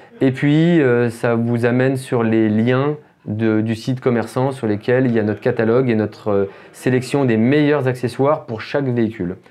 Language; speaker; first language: French; native; French